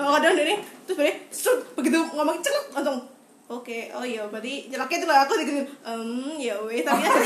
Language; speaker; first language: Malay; non-native, local second language; Javanese